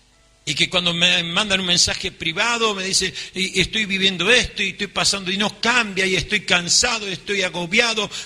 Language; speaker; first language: Spanish; native; Spanish